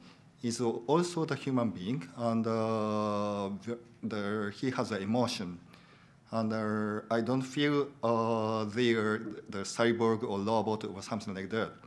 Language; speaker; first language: English; non-native, learner; Japanese